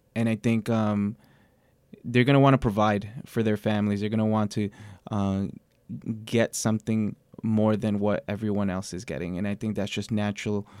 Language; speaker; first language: English; native; English